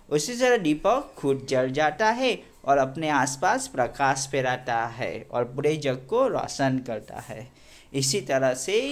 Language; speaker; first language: Hindi; non-native, local second language; Gujarati